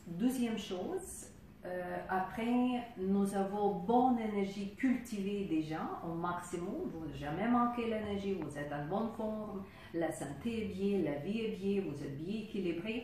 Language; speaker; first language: French; non-native, fluent; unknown